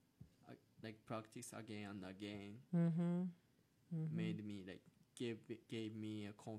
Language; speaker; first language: English; non-native, learner; Japanese